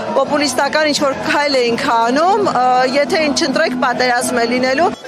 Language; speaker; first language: Armenian; native; Armenian